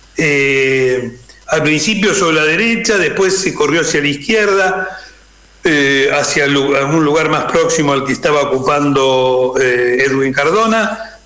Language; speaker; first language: Spanish; native; Spanish